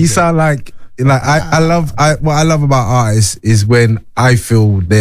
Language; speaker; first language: English; native; English